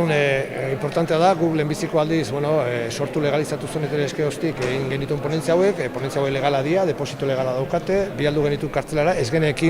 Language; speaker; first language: Basque; native; Basque